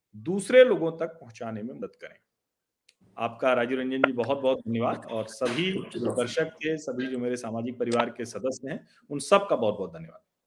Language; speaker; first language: Hindi; native; Hindi